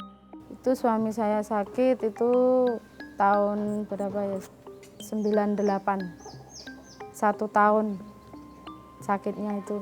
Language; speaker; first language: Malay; non-native, local second language; Javanese